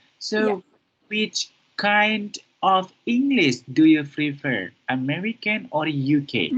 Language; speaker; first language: English; non-native, fluent; Indonesian